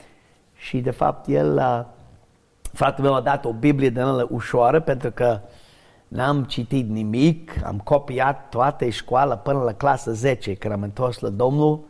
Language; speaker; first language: Romanian; non-native, learner; English